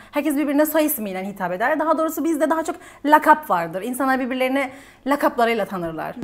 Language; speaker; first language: Turkish; native; Turkish